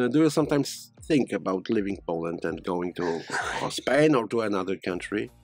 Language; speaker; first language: English; non-native, fluent; Polish